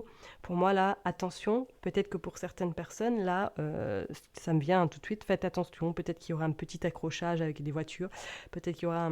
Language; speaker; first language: French; native; French